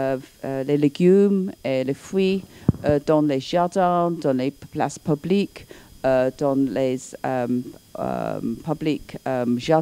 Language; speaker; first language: French; non-native, learner; English